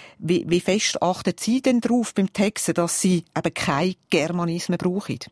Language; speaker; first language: German; native; German